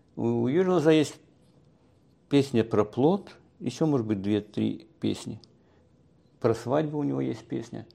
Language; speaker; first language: Russian; native; Russian